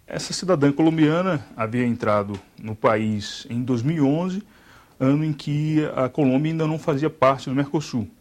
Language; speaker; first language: Portuguese; native; Portuguese